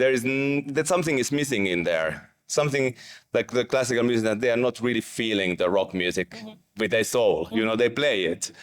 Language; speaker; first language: English; non-native, fluent; Finnish